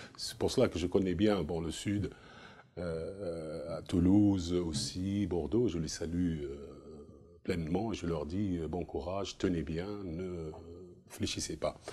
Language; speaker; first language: French; non-native, local second language; Arabic